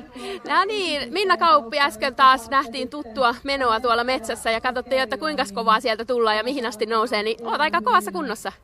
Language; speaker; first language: Finnish; native; Finnish